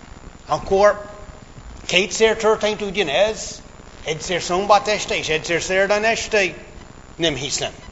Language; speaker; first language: Hungarian; non-native, fluent; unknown